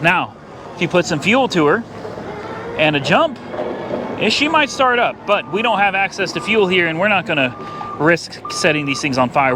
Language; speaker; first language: English; native; English